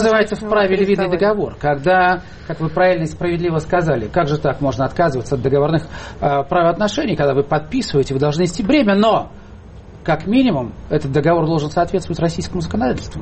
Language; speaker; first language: Russian; native; Russian